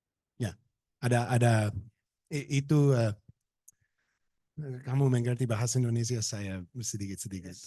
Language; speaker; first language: Indonesian; non-native, learner; English